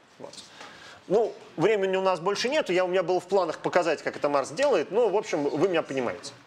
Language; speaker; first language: Russian; native; Russian